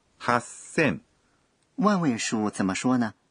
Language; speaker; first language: Chinese; non-native, fluent; Japanese